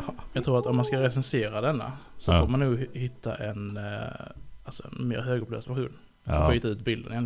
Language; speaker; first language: Swedish; native; Swedish